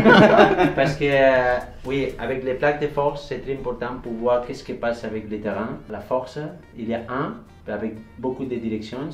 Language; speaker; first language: French; non-native, learner; Spanish